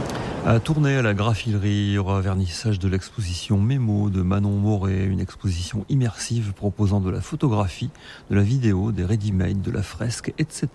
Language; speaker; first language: French; native; French